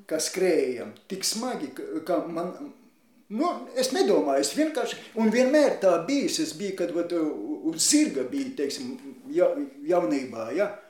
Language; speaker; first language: Latvian; non-native, local second language; Russian